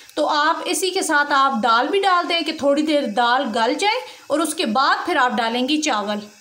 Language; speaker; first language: Urdu; native; Urdu